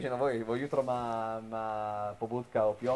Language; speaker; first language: Polish; non-native, fluent; Italian